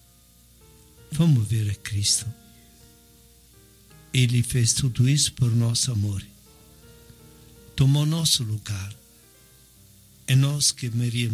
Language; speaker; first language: Portuguese; non-native, fluent; Italian